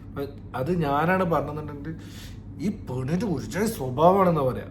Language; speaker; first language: Malayalam; native; Malayalam